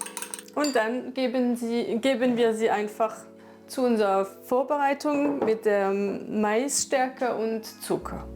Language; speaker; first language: German; non-native, fluent; French